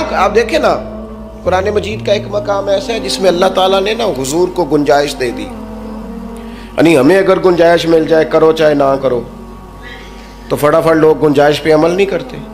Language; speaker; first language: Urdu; non-native, local second language; Punjabi